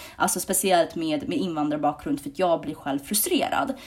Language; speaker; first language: Swedish; early bilingual, other home language; Hungarian